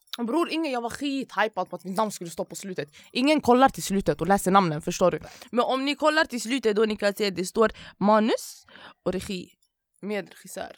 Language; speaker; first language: Swedish; early bilingual, other home language; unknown